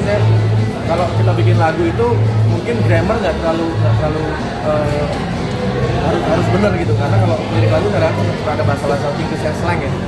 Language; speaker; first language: Indonesian; native; Indonesian